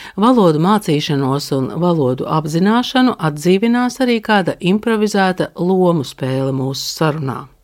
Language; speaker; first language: Latvian; native; Latvian